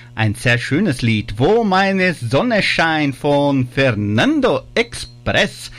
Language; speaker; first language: German; early bilingual, heritage; German